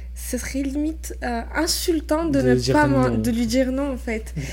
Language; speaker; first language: French; non-native, local second language; Arabic